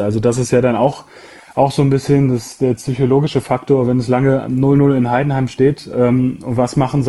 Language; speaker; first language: German; native; German